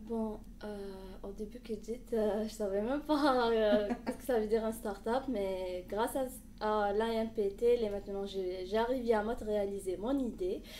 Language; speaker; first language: French; non-native, local second language; Arabic